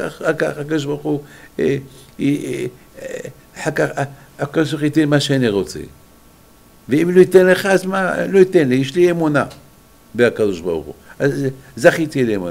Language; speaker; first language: Hebrew; non-native, fluent; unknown